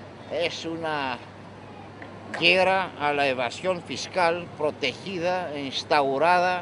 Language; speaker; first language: Spanish; non-native, fluent; Greek